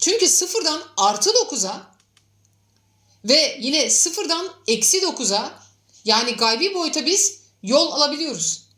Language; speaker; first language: Turkish; native; Turkish